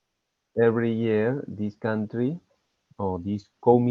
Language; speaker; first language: English; non-native, learner; Spanish